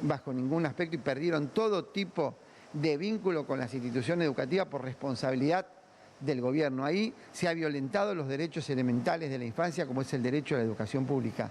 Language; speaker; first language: Spanish; native; Spanish